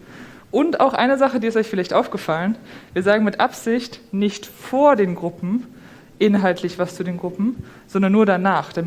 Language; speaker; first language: German; native; German